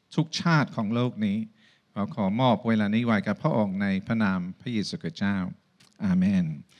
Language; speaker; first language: Thai; non-native, fluent; English